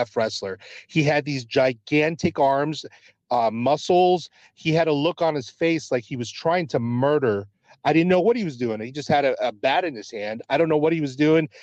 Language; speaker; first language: English; early bilingual, other home language; Spanish